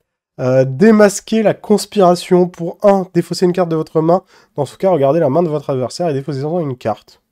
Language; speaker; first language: French; native; French